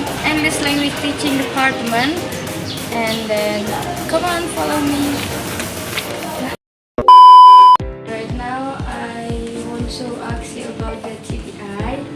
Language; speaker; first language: English; non-native, learner; Indonesian